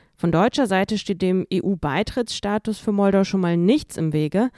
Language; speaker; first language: German; non-native, fluent; Russian